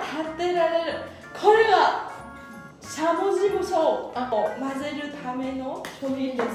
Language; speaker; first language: Japanese; non-native, learner; Filipino